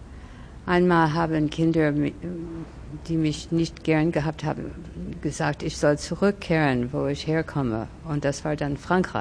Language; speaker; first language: German; early bilingual, other home language; French